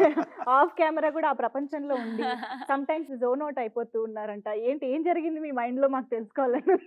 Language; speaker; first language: Telugu; native; Telugu